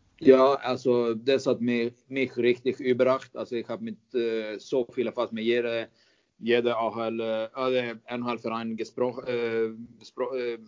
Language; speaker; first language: German; non-native, fluent; Swedish